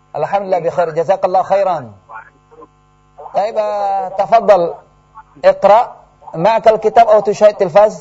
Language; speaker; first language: Arabic; non-native, fluent; Indonesian